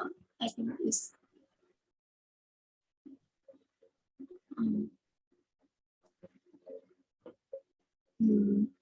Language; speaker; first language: English; non-native, learner; Vietnamese